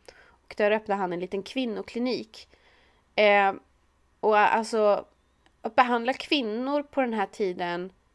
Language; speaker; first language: Swedish; native; Swedish